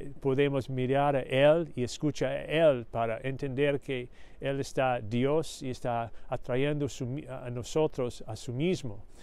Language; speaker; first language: Spanish; non-native, learner; English